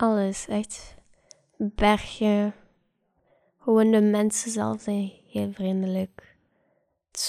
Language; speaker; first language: Dutch; native; Dutch